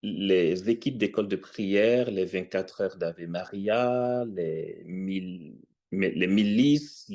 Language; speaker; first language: French; native; French